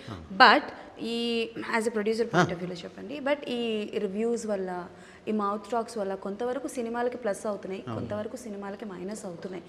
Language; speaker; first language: Telugu; native; Telugu